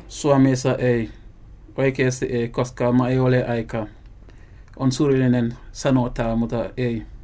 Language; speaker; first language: Finnish; non-native, learner; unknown